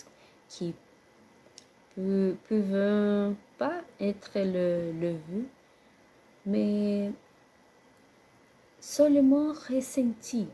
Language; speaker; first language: French; non-native, learner; Portuguese